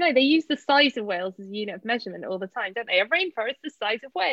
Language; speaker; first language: English; native; English